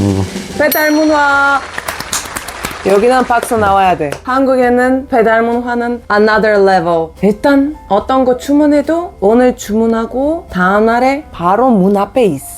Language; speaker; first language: Korean; non-native, fluent; Bulgarian